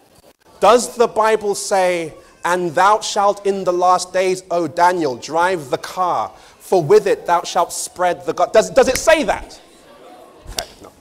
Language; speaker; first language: English; native; English